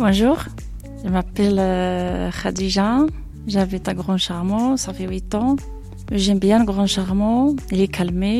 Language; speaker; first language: French; non-native, learner; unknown